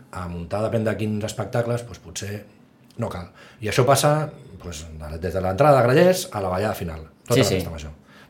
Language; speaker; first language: Catalan; native; Catalan